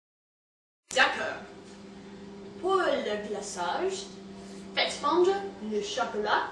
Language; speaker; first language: French; non-native, learner; English